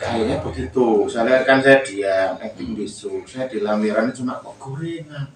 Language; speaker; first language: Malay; non-native, local second language; Javanese